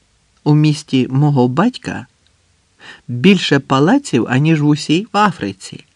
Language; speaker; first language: Ukrainian; native; Ukrainian